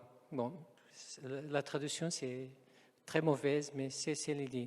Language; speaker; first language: French; non-native, fluent; Portuguese